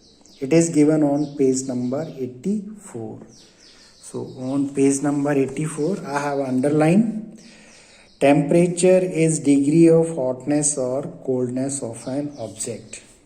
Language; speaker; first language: English; non-native, local second language; Hindi